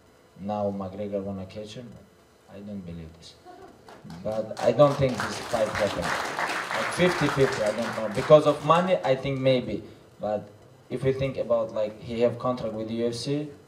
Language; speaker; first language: English; non-native, learner; Russian